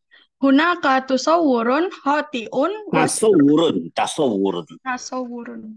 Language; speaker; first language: Arabic; non-native, learner; Indonesian